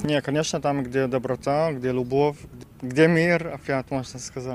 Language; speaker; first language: Russian; non-native, learner; Arabic